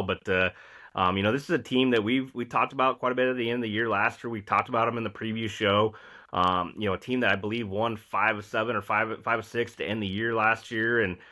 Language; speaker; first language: English; native; English